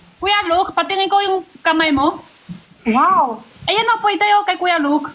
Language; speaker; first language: Filipino; non-native, learner; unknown